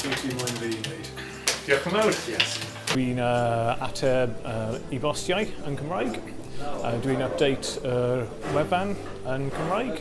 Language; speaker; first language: Welsh; non-native, learner; English